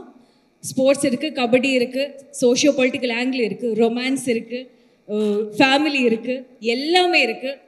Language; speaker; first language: Tamil; non-native, learner; Malayalam